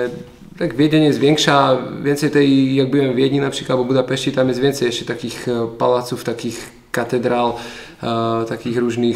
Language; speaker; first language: Polish; non-native, learner; Slovak